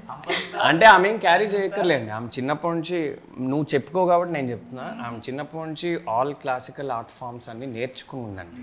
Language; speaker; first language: Telugu; native; Telugu